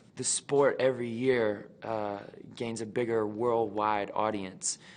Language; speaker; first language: English; native; English